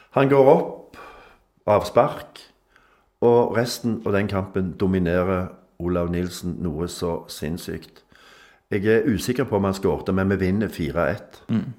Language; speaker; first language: Norwegian; native; Norwegian